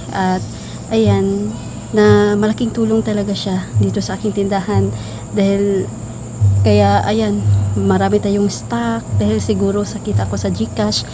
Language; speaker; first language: Filipino; non-native, local second language; Cebuano